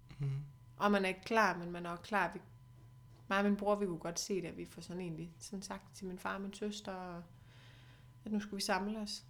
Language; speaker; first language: Danish; native; Danish